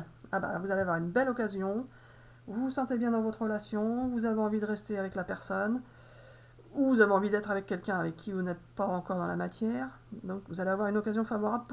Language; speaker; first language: French; native; French